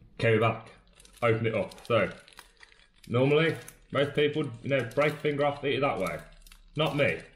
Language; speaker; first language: English; native; English